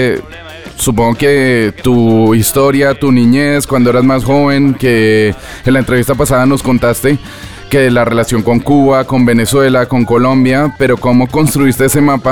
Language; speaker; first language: Spanish; native; Spanish